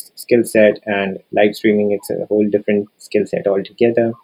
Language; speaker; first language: English; non-native, local second language; Hindi